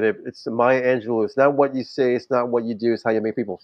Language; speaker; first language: English; native; English